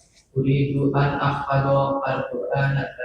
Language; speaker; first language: Arabic; non-native, learner; Indonesian